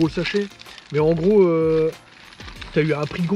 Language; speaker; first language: French; native; French